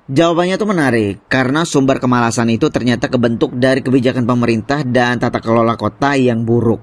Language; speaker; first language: Indonesian; native; Indonesian